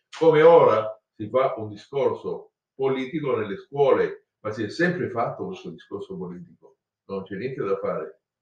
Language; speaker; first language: Italian; native; Italian